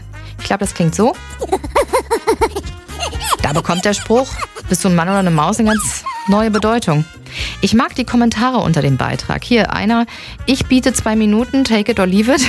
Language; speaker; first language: German; native; German